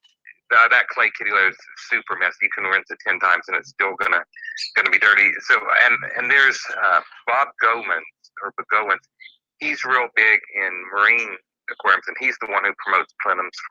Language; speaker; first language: English; native; English